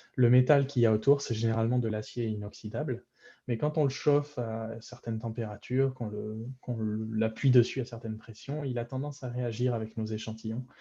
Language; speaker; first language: French; native; French